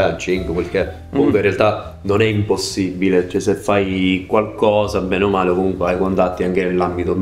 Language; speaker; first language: Italian; native; Italian